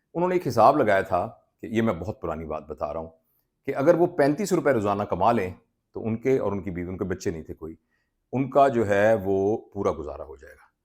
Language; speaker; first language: Urdu; non-native, local second language; Punjabi